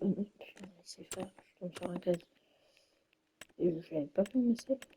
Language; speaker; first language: French; native; French